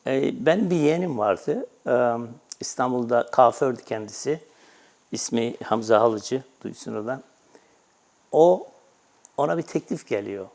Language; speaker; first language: Turkish; native; Turkish